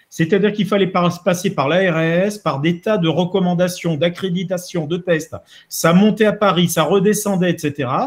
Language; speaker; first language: French; native; French